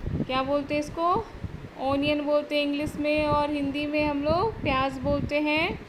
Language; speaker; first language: Hindi; native; Hindi